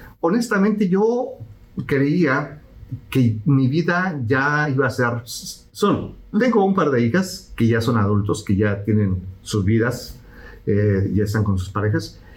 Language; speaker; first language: Spanish; native; Spanish